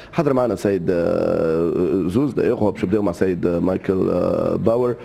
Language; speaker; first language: Arabic; native; Arabic